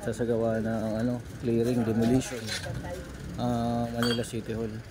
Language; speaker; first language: Filipino; native; Filipino